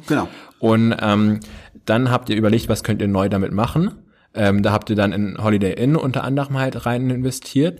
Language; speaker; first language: German; native; German